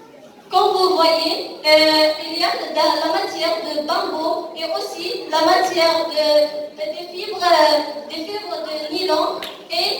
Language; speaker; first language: French; non-native, learner; Arabic